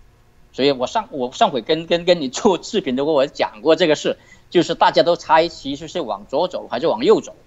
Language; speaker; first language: Chinese; native; Chinese